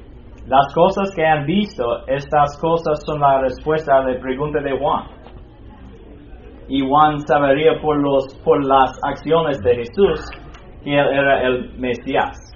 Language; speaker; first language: Spanish; non-native, fluent; English